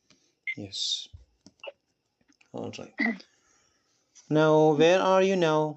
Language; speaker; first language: English; non-native, local second language; Malayalam